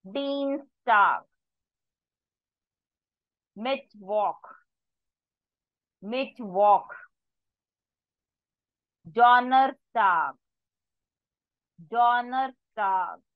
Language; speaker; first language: German; non-native, fluent; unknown